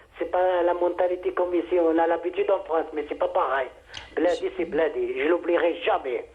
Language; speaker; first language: French; non-native, local second language; Kabyle